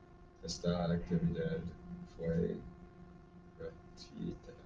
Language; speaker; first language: Spanish; non-native, learner; English